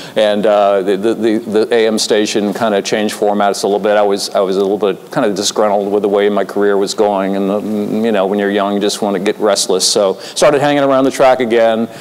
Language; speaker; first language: English; native; English